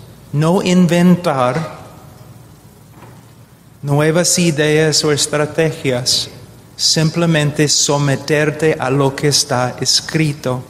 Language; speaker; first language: Spanish; non-native, fluent; English